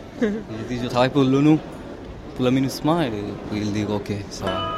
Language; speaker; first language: French; non-native, fluent; Bangla